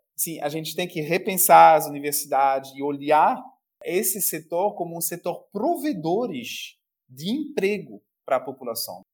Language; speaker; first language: Portuguese; non-native, fluent; French